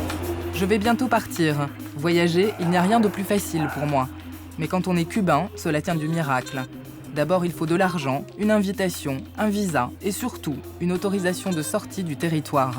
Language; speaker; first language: French; native; French